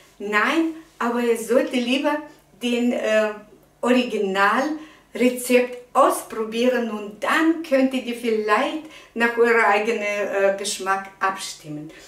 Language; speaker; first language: German; non-native, fluent; Russian